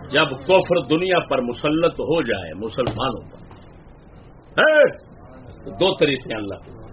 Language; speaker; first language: Urdu; non-native, local second language; Punjabi